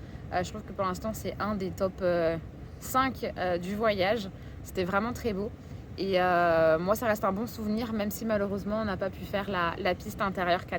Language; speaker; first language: French; native; French